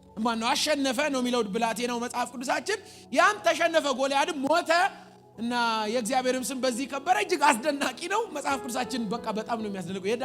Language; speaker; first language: Amharic; native; Amharic